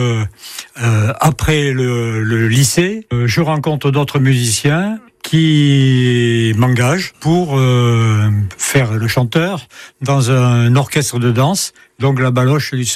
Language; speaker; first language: French; native; French